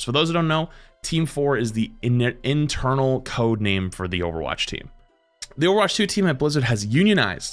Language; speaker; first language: English; native; English